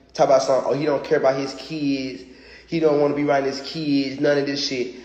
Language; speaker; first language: English; native; English